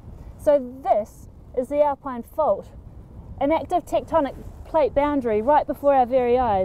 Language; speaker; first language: English; native; English